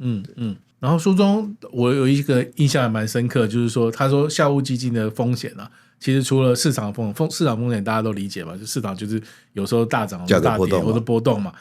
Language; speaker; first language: Chinese; native; Chinese